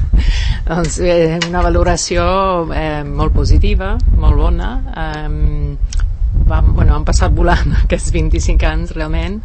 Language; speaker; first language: Catalan; non-native, fluent; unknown